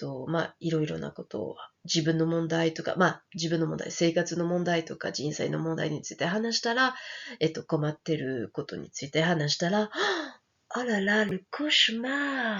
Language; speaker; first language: Japanese; non-native, fluent; French